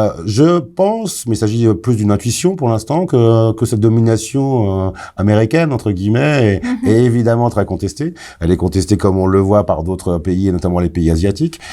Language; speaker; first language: French; native; French